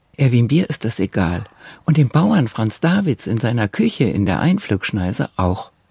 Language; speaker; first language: German; native; German